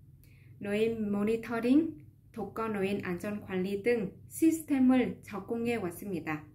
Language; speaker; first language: Korean; non-native, fluent; Vietnamese